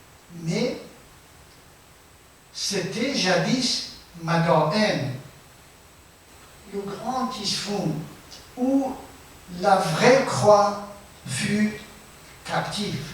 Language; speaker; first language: French; non-native, fluent; Persian